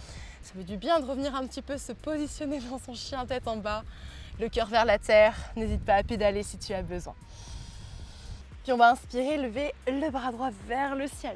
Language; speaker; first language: French; native; French